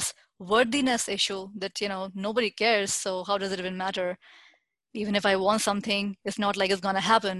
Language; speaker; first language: English; non-native, local second language; Hindi